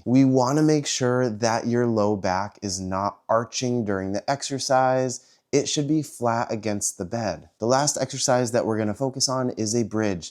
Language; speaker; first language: English; native; English